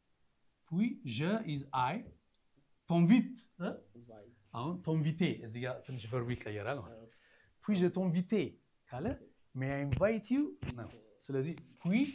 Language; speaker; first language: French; non-native, fluent; Amharic